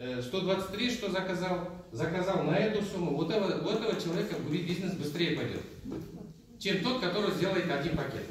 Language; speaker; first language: Russian; non-native, local second language; Kazakh